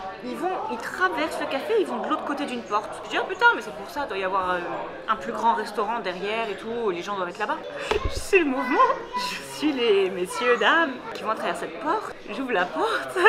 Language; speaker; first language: French; native; French